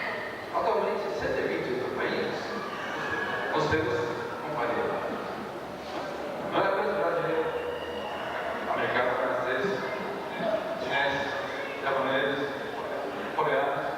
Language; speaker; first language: Portuguese; non-native, learner; Japanese